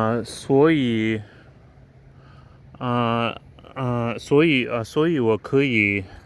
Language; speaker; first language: Chinese; non-native, learner; English